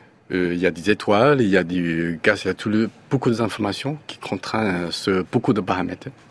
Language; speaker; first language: French; non-native, learner; Chinese